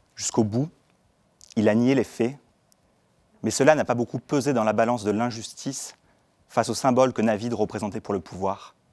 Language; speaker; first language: French; native; French